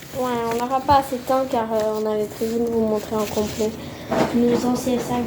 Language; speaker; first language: French; native; French